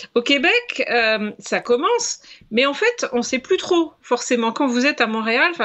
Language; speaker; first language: French; native; French